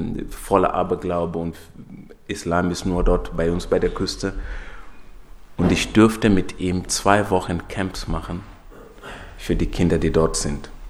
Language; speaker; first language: German; non-native, fluent; Swahili